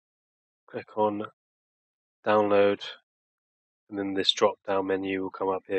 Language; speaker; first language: English; native; English